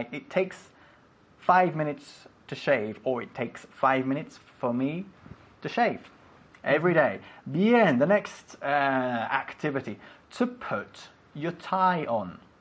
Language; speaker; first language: English; native; English